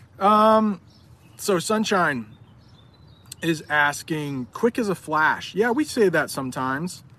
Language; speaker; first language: English; native; English